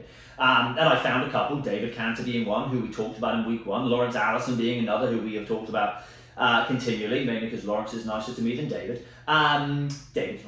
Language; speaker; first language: English; native; English